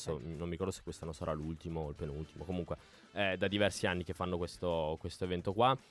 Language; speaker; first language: Italian; native; Italian